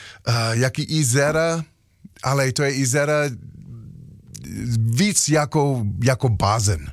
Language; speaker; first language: Czech; non-native, learner; English